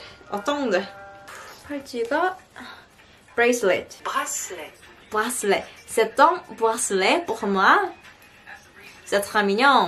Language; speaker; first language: French; non-native, learner; Korean